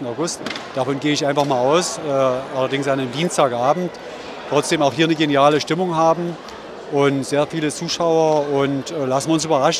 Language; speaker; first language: German; native; German